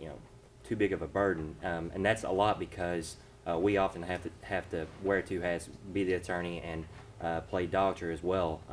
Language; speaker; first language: English; native; English